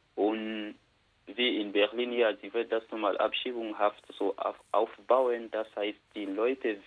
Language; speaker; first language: German; non-native, learner; Bambara